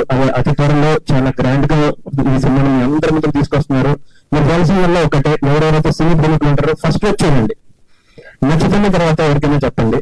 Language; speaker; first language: Telugu; native; Telugu